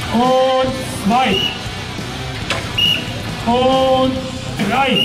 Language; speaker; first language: German; native; German